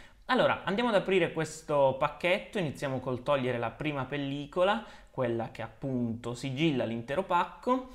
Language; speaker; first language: Italian; native; Italian